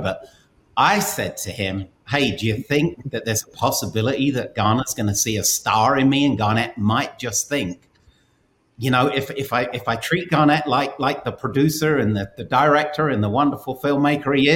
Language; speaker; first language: English; native; English